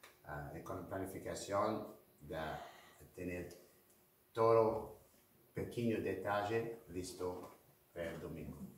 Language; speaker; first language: Spanish; non-native, fluent; English